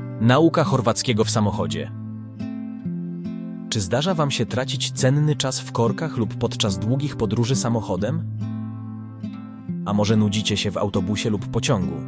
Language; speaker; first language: Polish; native; Polish